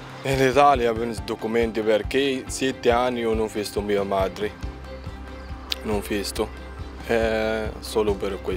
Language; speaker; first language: Italian; non-native, learner; Arabic